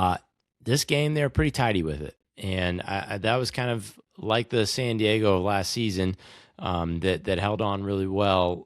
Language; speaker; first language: English; native; English